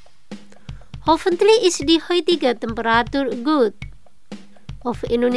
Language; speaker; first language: German; non-native, fluent; Indonesian